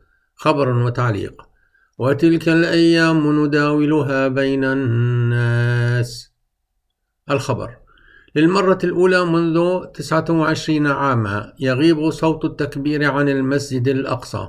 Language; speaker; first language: Arabic; native; Arabic